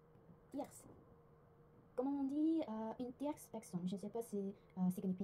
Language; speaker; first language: French; non-native, learner; Korean